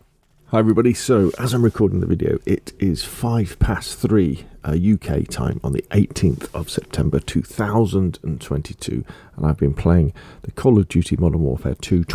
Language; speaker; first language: English; native; English